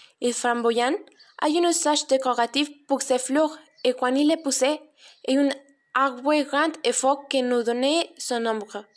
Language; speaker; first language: French; non-native, learner; Spanish